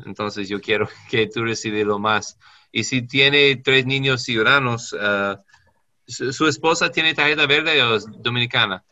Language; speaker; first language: Spanish; non-native, learner; English